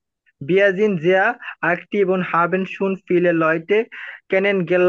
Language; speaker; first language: German; non-native, learner; Bangla